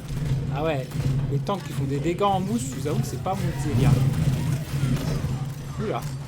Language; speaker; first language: French; native; French